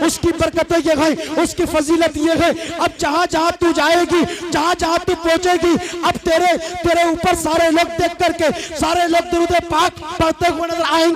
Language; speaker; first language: Hindi; native; Hindi